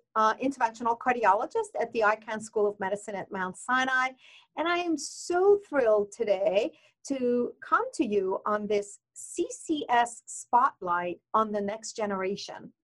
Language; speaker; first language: English; non-native, fluent; Persian